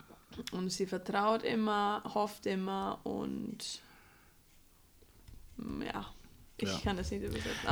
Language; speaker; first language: German; non-native, fluent; English